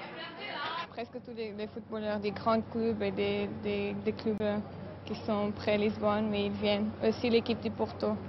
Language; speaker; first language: French; non-native, learner; Portuguese